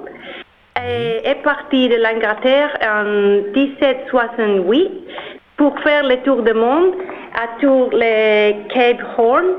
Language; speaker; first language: French; non-native, learner; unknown